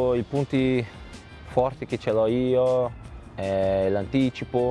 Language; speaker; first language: Italian; non-native, fluent; Portuguese